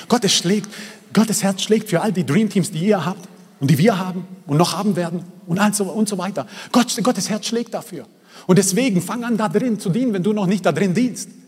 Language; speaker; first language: German; early bilingual, other home language; Croatian